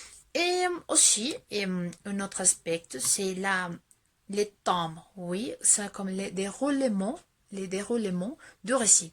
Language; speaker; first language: French; non-native, fluent; Spanish